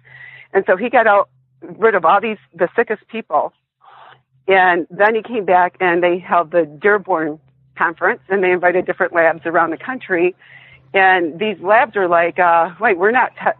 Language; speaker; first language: English; native; English